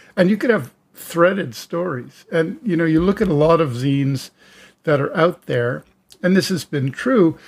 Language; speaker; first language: English; native; English